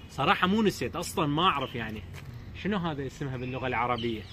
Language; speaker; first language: Arabic; non-native, local second language; Azerbaijani